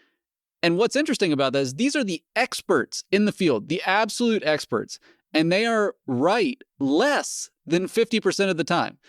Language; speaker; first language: English; native; English